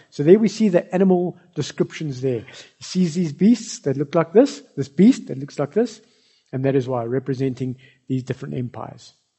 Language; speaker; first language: English; non-native, local second language; Afrikaans